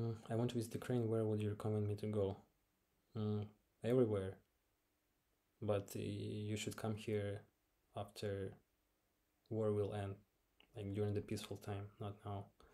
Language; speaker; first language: English; non-native, fluent; Ukrainian